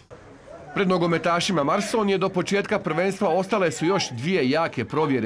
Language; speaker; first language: Serbian; native; Serbian